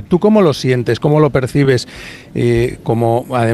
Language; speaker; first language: Spanish; native; Spanish